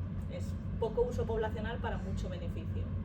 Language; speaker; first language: Spanish; native; Spanish